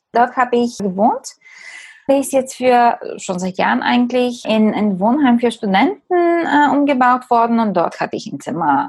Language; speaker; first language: German; non-native, fluent; Bulgarian